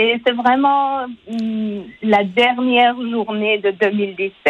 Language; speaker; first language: French; non-native, local second language; Persian